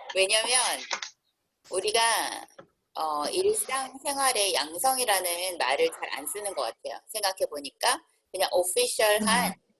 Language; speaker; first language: Korean; native; Korean